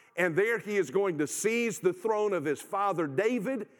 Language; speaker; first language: English; native; English